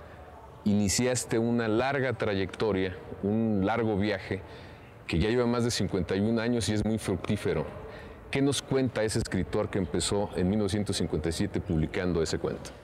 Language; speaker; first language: Spanish; native; Spanish